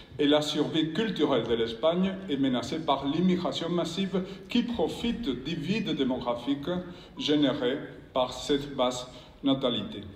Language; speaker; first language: French; non-native, fluent; Spanish